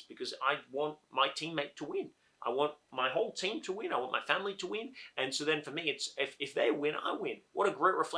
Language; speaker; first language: English; native; English